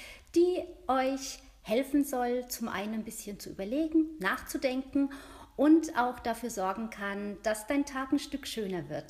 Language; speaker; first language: German; native; German